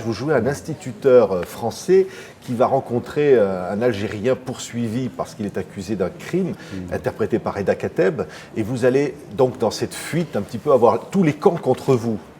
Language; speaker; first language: French; native; French